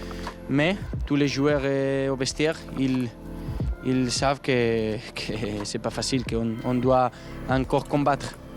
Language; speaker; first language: French; non-native, learner; Spanish